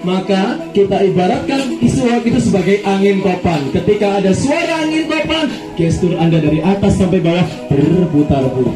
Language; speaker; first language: Indonesian; non-native, local second language; Javanese